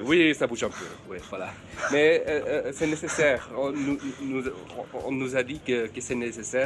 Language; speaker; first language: French; non-native, fluent; Dutch